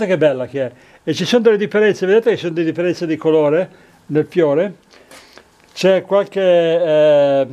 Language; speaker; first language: Italian; native; Italian